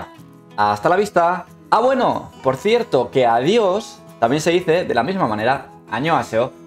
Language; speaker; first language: Spanish; native; Spanish